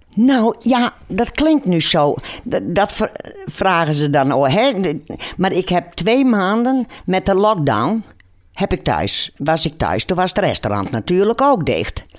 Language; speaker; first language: Dutch; non-native, local second language; Western Frisian